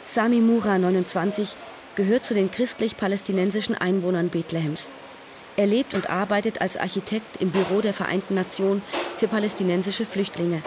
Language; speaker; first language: German; native; German